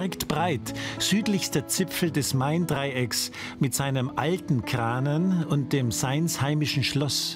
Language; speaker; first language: German; native; German